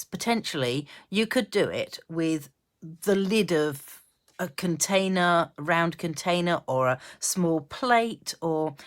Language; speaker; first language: English; native; English